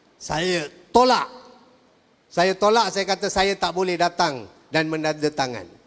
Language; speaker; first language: Malay; non-native, local second language; Tamil